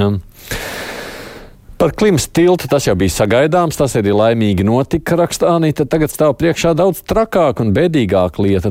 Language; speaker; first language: Latvian; native; Latvian